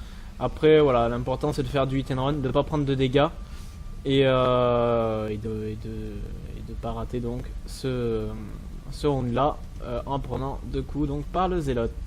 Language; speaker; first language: French; native; French